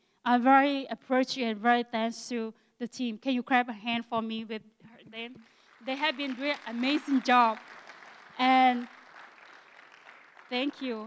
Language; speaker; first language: English; non-native, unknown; Akha